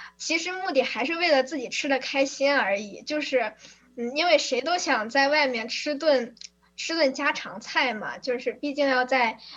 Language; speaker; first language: Chinese; native; Chinese